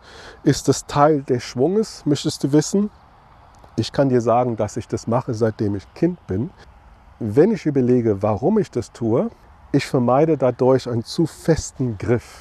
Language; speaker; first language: German; non-native, fluent; English